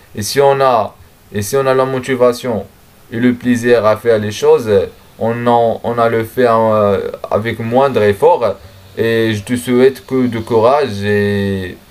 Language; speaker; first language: French; non-native, learner; Arabic